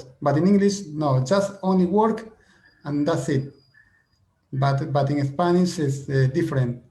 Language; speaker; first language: English; non-native, fluent; Spanish